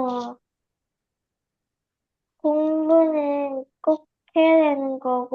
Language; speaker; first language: Korean; early bilingual, heritage; Korean